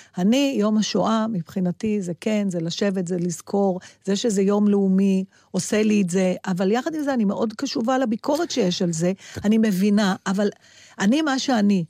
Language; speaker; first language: Hebrew; native; Hebrew